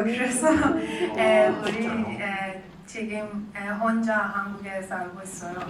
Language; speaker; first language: Korean; non-native, learner; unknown